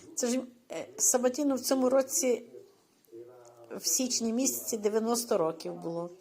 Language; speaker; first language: Ukrainian; native; Ukrainian